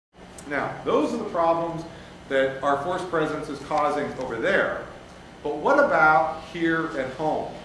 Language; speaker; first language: English; native; English